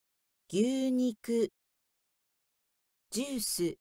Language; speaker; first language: Japanese; non-native, learner; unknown